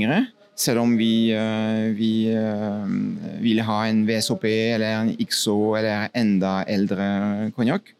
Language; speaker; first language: Norwegian; non-native, fluent; French